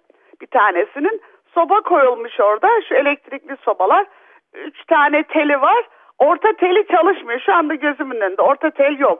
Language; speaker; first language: Turkish; early bilingual, other home language; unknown